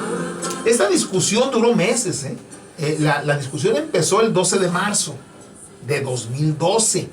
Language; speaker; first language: Spanish; native; Spanish